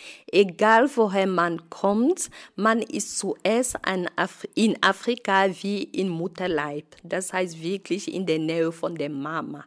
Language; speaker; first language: German; non-native, fluent; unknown